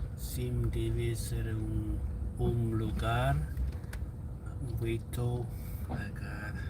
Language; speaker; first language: Portuguese; non-native, learner; English